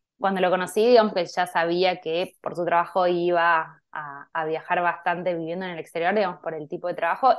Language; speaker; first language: Spanish; native; Spanish